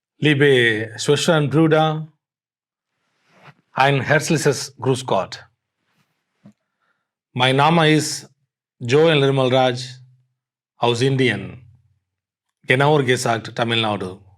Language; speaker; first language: German; non-native, fluent; Tamil